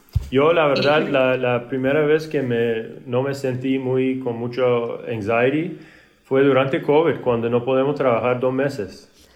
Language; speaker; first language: Spanish; early bilingual, heritage; Spanish